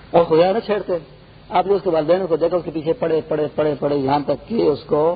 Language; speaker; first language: Urdu; non-native, local second language; Pashto